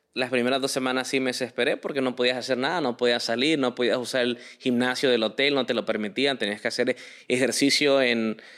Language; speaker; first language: Spanish; early bilingual, heritage; Spanish